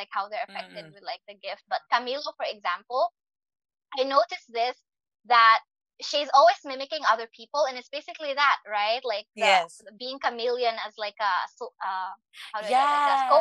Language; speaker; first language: English; non-native, local second language; Cebuano